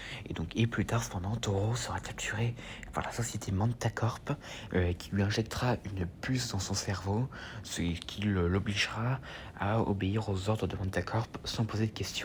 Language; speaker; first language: French; native; French